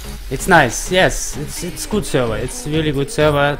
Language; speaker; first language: English; non-native, learner; German